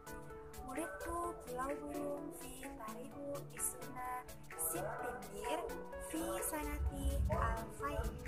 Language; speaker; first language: Arabic; non-native, learner; Indonesian